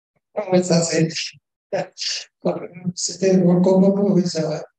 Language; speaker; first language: French; non-native, fluent; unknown